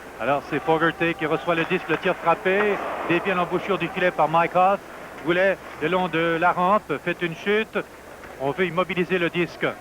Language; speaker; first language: French; native; French